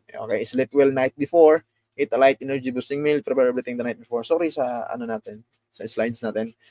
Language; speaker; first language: Filipino; non-native, local second language; Cebuano